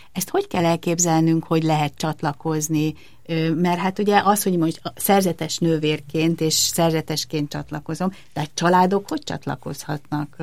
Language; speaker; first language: Hungarian; native; Hungarian